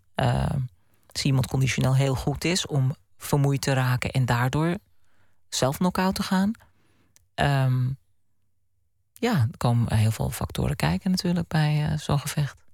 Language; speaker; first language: Dutch; native; Dutch